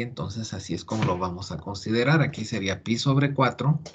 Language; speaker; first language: Spanish; native; Spanish